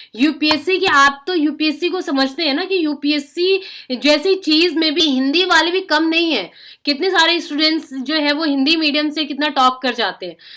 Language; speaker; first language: Hindi; native; Hindi